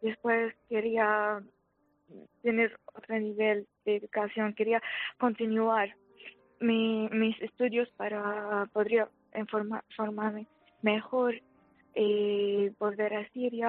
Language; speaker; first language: Spanish; non-native, fluent; Arabic